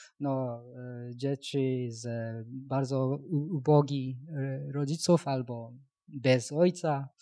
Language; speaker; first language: Polish; non-native, learner; Japanese